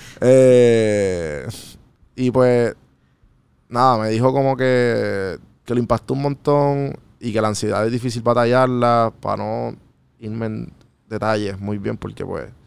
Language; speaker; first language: Spanish; native; Spanish